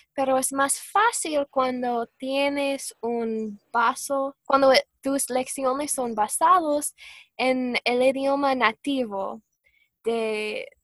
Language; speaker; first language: Spanish; non-native, fluent; English